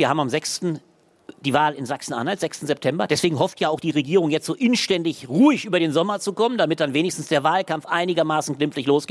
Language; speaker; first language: German; native; German